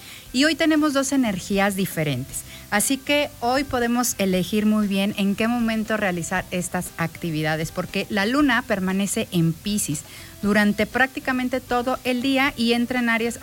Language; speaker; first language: Spanish; native; Spanish